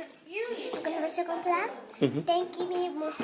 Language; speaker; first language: Portuguese; early bilingual, heritage; Portuguese